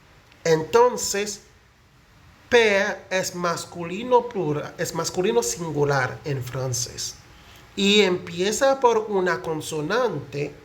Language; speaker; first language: Spanish; non-native, fluent; Haitian Creole